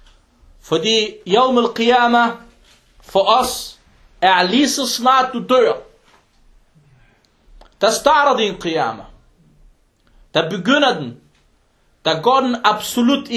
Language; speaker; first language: Danish; early bilingual, other home language; Arabic